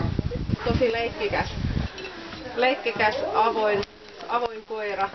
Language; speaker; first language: Finnish; native; Finnish